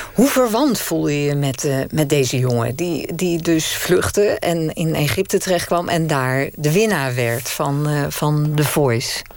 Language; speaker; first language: Dutch; native; Dutch